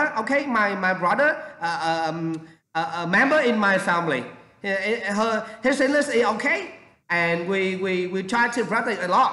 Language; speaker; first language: English; non-native, learner; Vietnamese